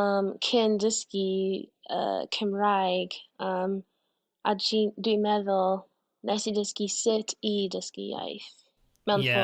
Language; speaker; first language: Welsh; non-native, fluent; English